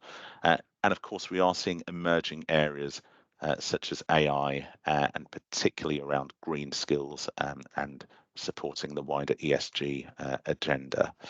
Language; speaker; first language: English; native; English